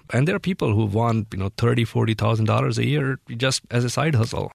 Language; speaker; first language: English; non-native, local second language; Hindi